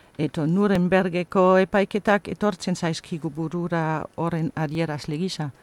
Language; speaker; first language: Basque; non-native, fluent; German